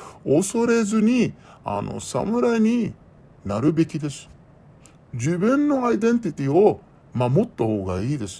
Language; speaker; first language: Japanese; non-native, learner; Arabic